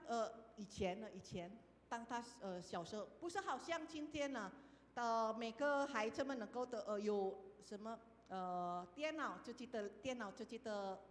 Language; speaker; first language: Chinese; non-native, fluent; Indonesian